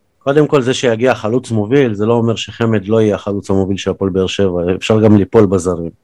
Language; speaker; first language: Hebrew; early bilingual, other home language; Russian